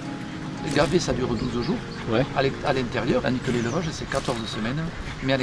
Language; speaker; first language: French; native; French